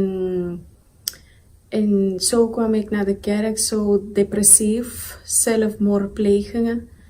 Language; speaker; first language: Dutch; non-native, local second language; Papiamento